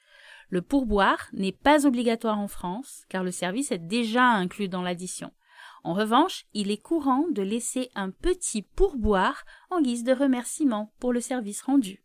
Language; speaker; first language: French; non-native, fluent; Portuguese